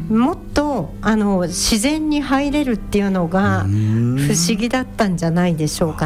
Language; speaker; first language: Japanese; native; Japanese